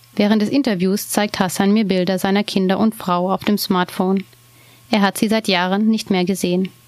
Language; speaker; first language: German; native; German